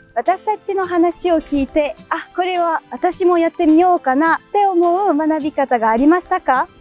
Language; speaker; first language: Japanese; non-native, fluent; French